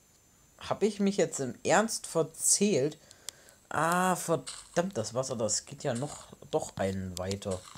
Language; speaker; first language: German; native; German